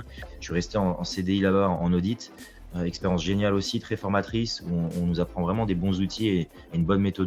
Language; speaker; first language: French; native; French